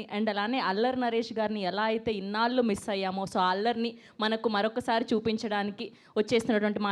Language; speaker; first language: Telugu; native; Telugu